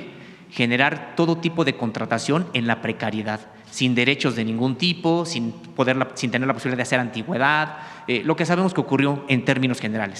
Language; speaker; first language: Spanish; native; Spanish